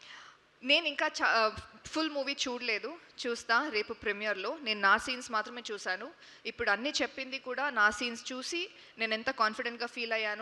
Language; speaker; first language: Telugu; non-native, local second language; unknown